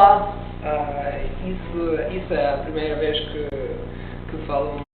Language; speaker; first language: Portuguese; non-native, learner; Italian